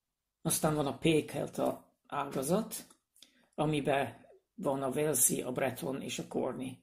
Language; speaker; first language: Hungarian; non-native, fluent; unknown